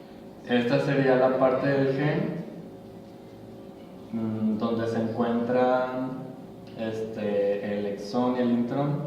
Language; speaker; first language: Spanish; native; Spanish